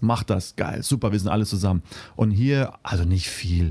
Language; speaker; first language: German; early bilingual, heritage; German